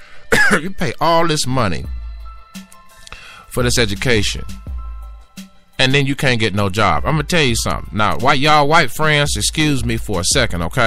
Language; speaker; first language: English; native; English